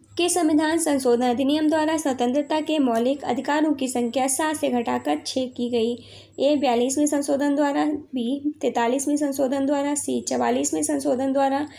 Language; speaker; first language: Hindi; native; Hindi